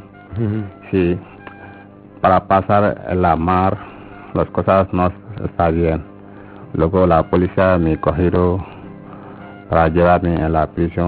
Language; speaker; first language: Spanish; non-native, learner; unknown